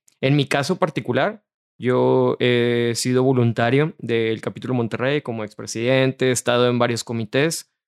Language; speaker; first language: Spanish; native; Spanish